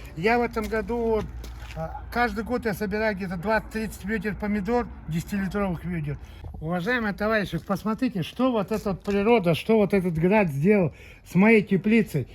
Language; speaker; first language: Russian; non-native, local second language; Tuvinian